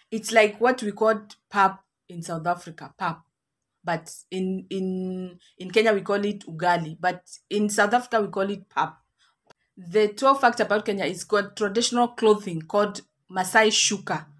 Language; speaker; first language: English; non-native, local second language; Kikuyu